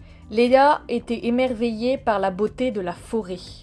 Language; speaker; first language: French; native; French